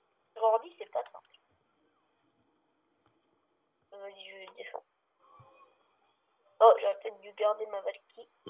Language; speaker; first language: French; native; French